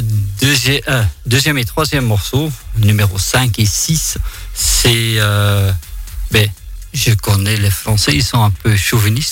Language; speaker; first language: French; non-native, local second language; Dutch